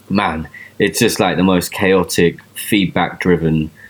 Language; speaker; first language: English; native; English